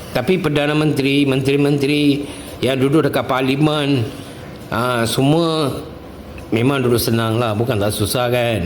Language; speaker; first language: Malay; non-native, local second language; Tamil